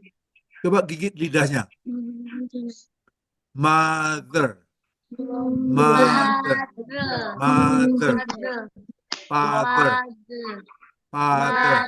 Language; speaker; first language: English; non-native, fluent; Indonesian